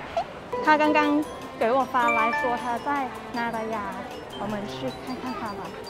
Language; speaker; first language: Chinese; non-native, fluent; Thai